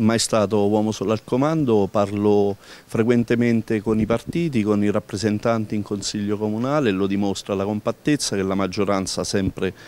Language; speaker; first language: Italian; native; Italian